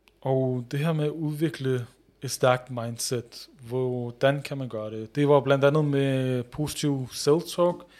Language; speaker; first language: Danish; early bilingual, other home language; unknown